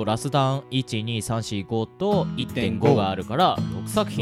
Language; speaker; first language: Japanese; native; Japanese